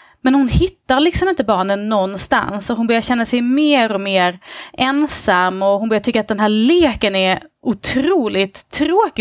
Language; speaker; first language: Swedish; native; Swedish